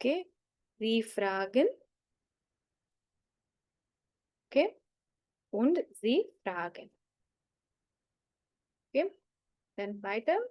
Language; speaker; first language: German; non-native, fluent; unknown